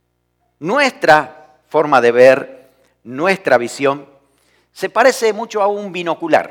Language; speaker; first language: Spanish; native; Spanish